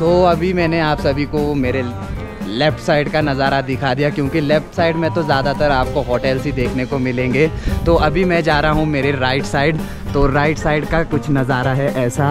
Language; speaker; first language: Hindi; non-native, local second language; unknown